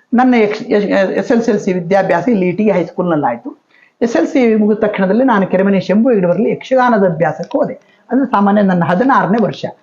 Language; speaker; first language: Kannada; native; Kannada